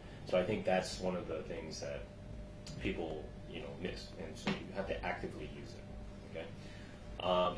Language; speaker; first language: English; early bilingual, other home language; Chinese